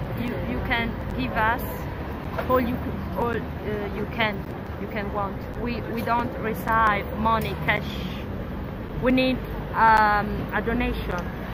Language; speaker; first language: English; non-native, fluent; Italian